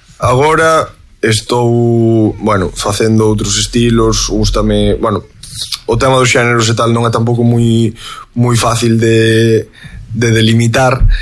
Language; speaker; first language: Galician; native; Galician